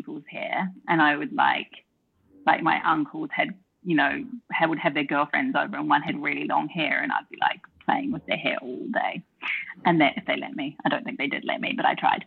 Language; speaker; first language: English; native; English